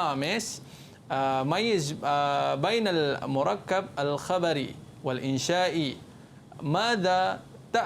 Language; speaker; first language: Arabic; non-native, local second language; Malay